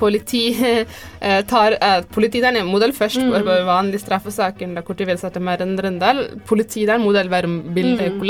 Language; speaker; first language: Norwegian; early bilingual, other home language; Tamil